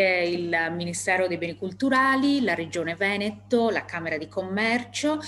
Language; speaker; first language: Italian; native; Italian